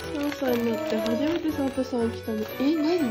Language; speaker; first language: Japanese; native; Japanese